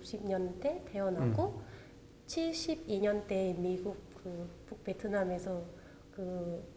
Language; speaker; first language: Korean; non-native, local second language; Vietnamese